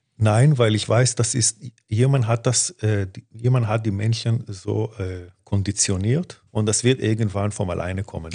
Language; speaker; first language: German; non-native, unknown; Hebrew